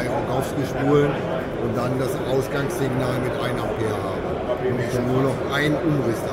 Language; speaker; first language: German; native; German